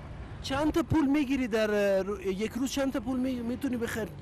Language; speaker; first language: Persian; non-native, learner; Urdu